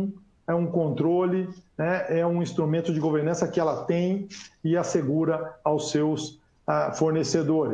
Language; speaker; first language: Portuguese; native; Portuguese